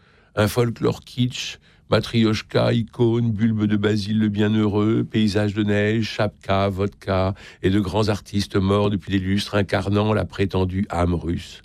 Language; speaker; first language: French; native; French